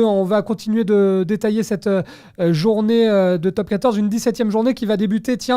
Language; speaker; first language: French; native; French